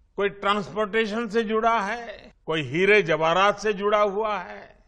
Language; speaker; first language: Hindi; non-native, local second language; Gujarati